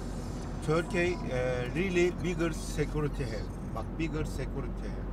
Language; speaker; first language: English; non-native, learner; Turkish